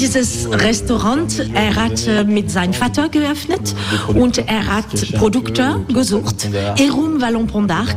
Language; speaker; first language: German; non-native, fluent; French